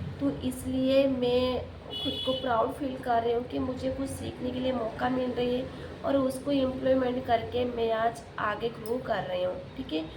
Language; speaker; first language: Hindi; non-native, local second language; Odia